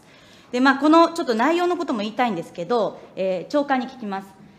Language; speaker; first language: Japanese; native; Japanese